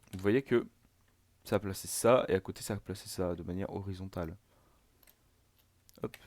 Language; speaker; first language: French; native; French